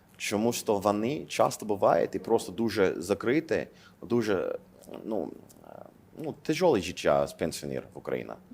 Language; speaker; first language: Ukrainian; non-native, learner; English